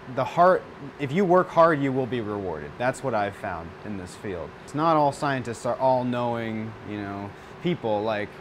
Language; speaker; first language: English; native; English